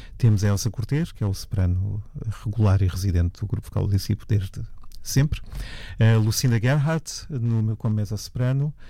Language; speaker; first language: Portuguese; native; Portuguese